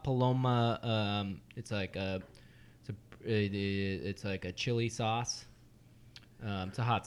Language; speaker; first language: English; native; English